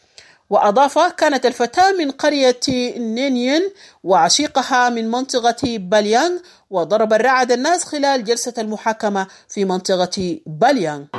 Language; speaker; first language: Arabic; native; Arabic